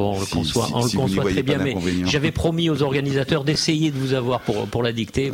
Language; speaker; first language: French; native; French